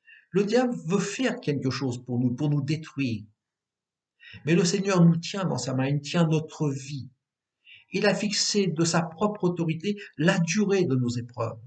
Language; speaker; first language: French; native; French